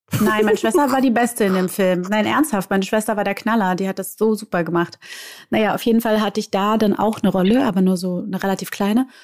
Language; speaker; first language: German; native; German